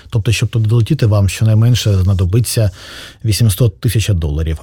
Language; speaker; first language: Ukrainian; native; Ukrainian